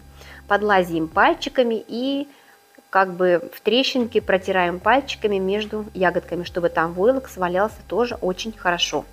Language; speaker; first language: Russian; native; Russian